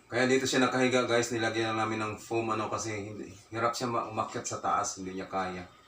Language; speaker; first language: Filipino; non-native, local second language; Masbatenyo